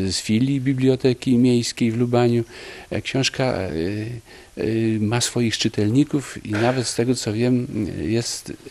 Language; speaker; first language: Polish; native; Polish